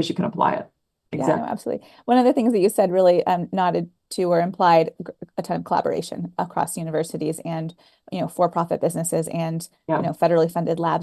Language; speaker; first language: English; native; English